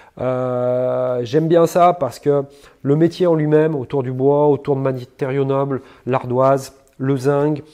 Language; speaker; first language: French; native; French